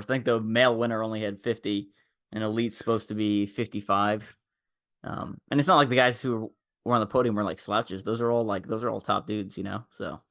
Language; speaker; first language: English; native; English